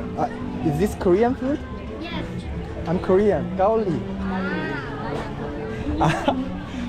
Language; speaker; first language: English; non-native, learner; Korean